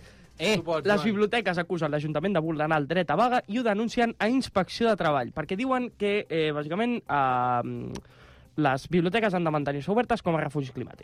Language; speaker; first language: Catalan; native; Catalan